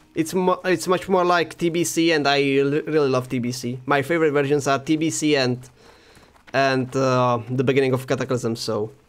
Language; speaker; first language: English; non-native, fluent; Czech